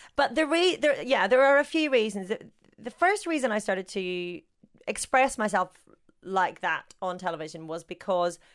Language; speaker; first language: English; native; English